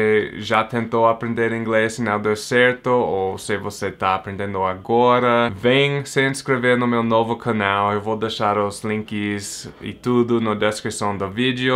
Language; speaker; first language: Portuguese; non-native, fluent; English